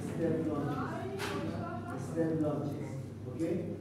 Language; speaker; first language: English; non-native, learner; Spanish